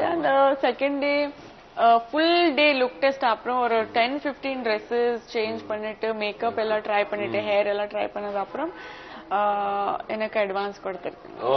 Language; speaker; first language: Tamil; non-native, fluent; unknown